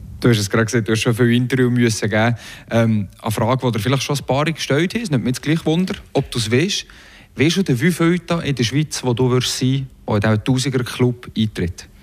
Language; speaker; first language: German; native; German